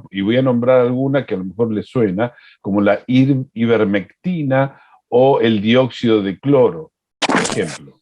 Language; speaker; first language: Spanish; native; Spanish